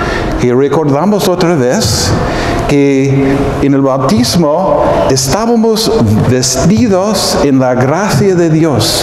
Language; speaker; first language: Spanish; non-native, fluent; English